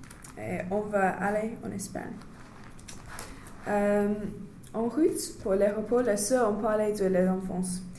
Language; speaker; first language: French; non-native, learner; English